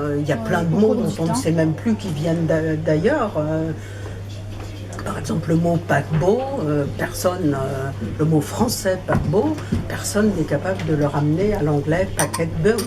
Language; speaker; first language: French; native; French